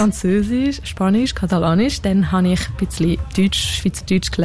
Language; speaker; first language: German; non-native, local second language; French